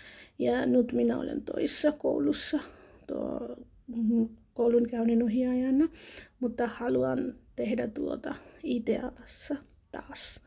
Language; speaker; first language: Finnish; non-native, learner; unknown